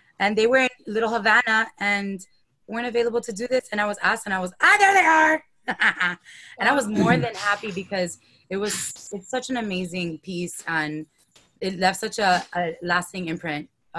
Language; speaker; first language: English; early bilingual, other home language; Spanish